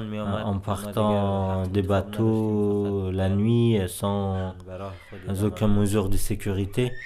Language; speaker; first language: French; non-native, fluent; Persian